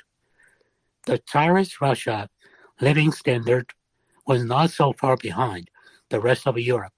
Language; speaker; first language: English; non-native, fluent; Wu Chinese